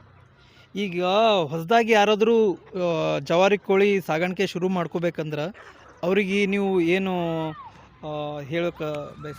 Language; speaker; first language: Kannada; native; Kannada